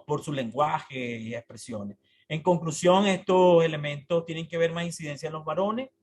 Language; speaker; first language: Spanish; native; Spanish